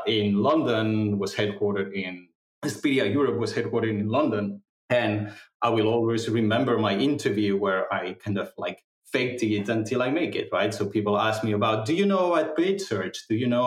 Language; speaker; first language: English; non-native, fluent; Catalan